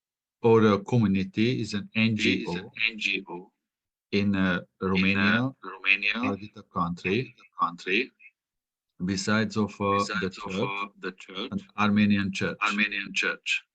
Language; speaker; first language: English; non-native, fluent; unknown